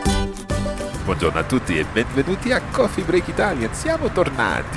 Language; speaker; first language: Italian; non-native, fluent; English